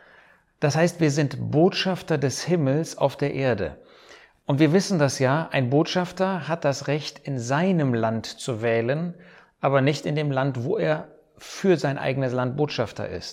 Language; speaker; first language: German; native; German